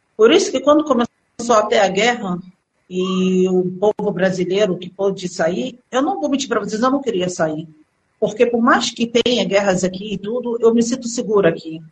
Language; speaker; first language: Portuguese; early bilingual, other home language; Arabic